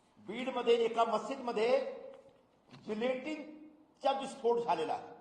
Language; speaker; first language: Marathi; non-native, local second language; Hindi